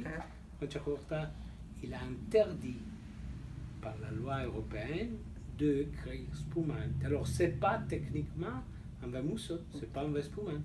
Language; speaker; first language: French; non-native, fluent; Italian